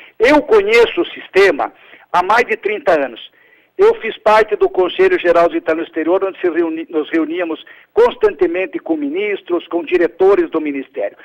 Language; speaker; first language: Portuguese; early bilingual, other home language; Italian